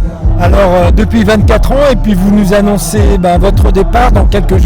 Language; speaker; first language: French; native; French